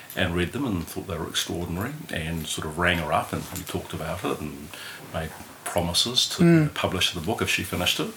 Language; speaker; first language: English; native; English